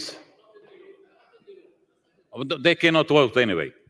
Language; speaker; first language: English; non-native, fluent; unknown